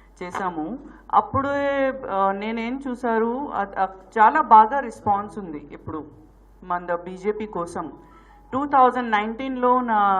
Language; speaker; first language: Telugu; non-native, local second language; Gujarati